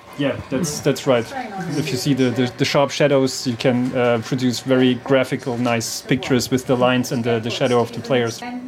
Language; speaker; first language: English; non-native, fluent; German